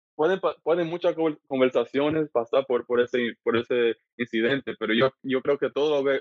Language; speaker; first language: Spanish; early bilingual, heritage; Spanish